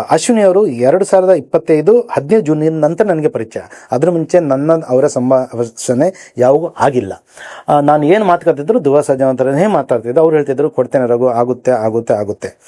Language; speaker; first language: Kannada; native; Kannada